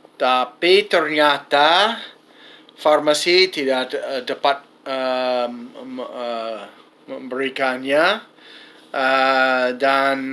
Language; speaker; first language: Indonesian; non-native, fluent; English